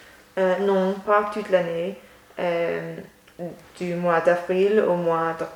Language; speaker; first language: French; non-native, learner; English